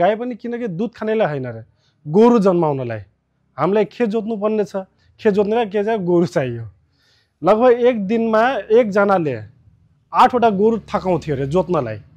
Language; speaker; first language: Nepali; non-native, local second language; Rana Tharu